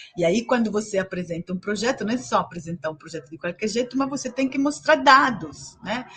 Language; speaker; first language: Portuguese; non-native, fluent; Italian